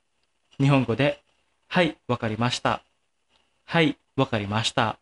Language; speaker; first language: Japanese; non-native, fluent; Indonesian